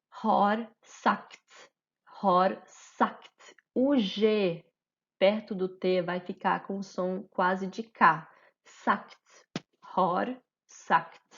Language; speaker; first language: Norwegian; non-native, fluent; Portuguese